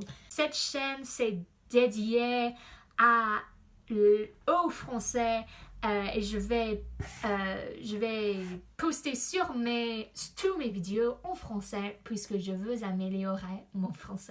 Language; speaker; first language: French; non-native, learner; English